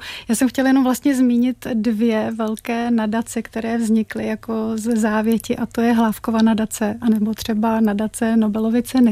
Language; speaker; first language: Czech; native; Czech